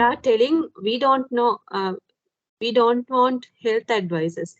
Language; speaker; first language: English; non-native, local second language; Sinhala